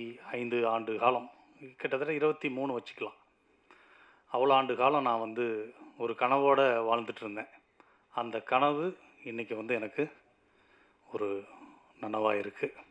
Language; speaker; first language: Tamil; native; Tamil